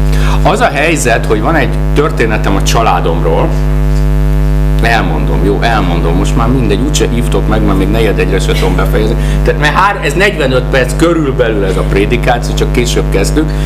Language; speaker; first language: Hungarian; native; Hungarian